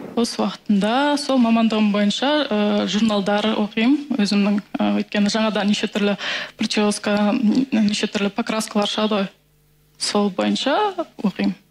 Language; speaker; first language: Kazakh; early bilingual, heritage; Kazakh